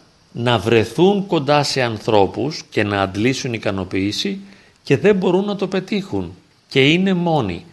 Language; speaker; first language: Greek; native; Greek